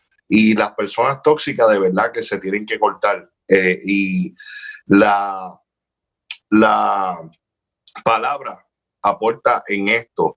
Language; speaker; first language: Spanish; early bilingual, heritage; Spanish